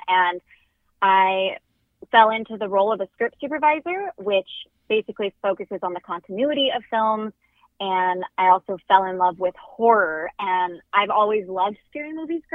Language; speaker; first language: English; native; English